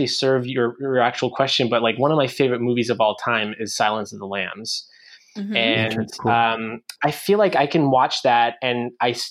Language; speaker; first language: English; non-native, fluent; French